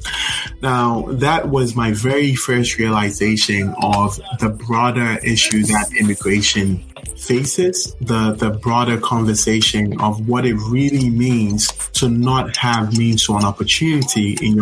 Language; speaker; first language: English; non-native, local second language; Akan